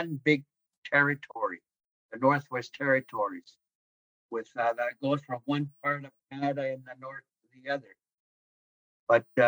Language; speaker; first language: English; non-native, fluent; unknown